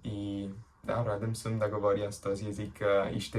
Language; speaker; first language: Bulgarian; non-native, learner; English